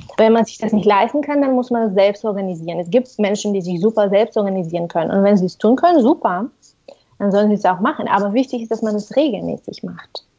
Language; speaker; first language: German; non-native, fluent; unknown